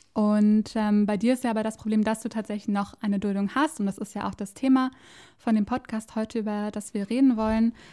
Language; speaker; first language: German; native; German